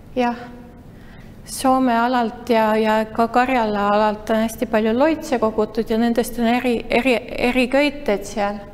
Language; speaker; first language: Estonian; native; Estonian